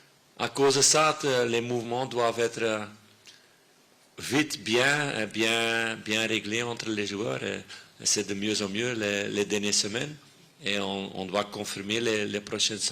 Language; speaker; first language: French; non-native, fluent; Dutch